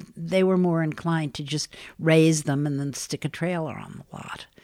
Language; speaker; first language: English; native; English